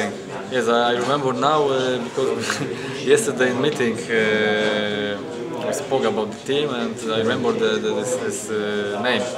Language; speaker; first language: English; non-native, learner; Polish